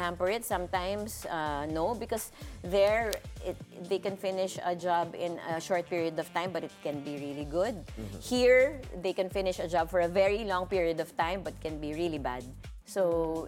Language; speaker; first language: English; non-native, local second language; Filipino